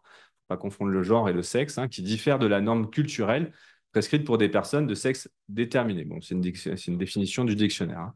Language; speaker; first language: French; native; French